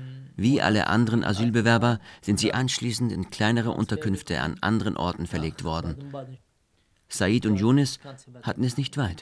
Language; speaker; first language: German; native; German